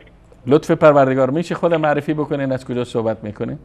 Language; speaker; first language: Persian; native; Persian